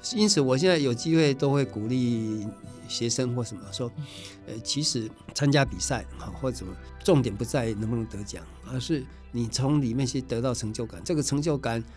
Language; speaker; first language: Chinese; non-native, local second language; Min Nan Chinese